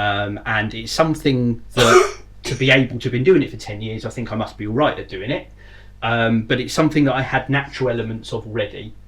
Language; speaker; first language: English; native; English